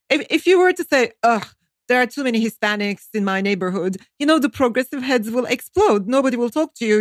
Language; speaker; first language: English; non-native, fluent; Turkish